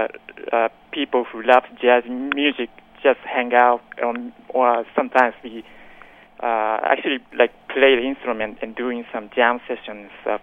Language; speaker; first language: English; non-native, fluent; Japanese